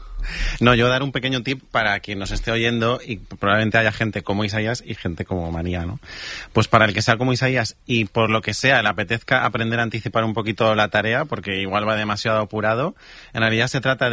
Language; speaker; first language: Spanish; native; Spanish